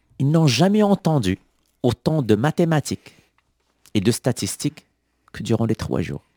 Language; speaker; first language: French; non-native, local second language; Arabic